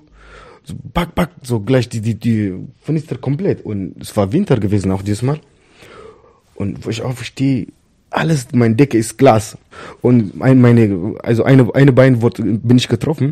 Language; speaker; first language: German; non-native, learner; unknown